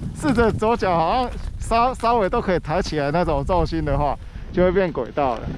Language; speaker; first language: Chinese; native; Chinese